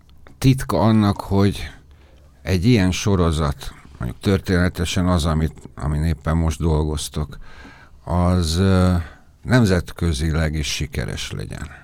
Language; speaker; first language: Hungarian; native; Hungarian